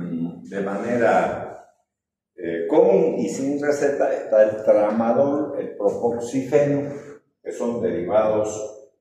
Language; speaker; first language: Spanish; native; Spanish